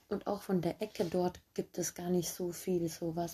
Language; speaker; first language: German; early bilingual, other home language; Turkish